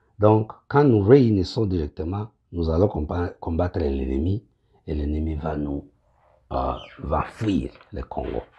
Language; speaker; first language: French; non-native, local second language; Kinyarwanda